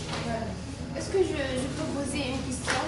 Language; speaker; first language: French; non-native, learner; Arabic